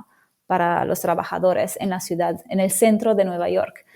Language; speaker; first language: Spanish; non-native, fluent; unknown